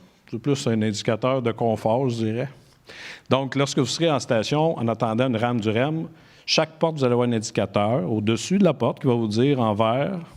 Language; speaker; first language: French; native; French